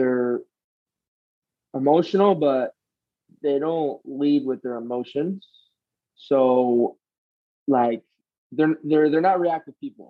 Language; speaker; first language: English; native; English